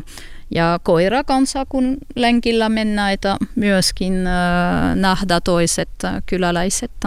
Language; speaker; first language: Finnish; non-native, learner; French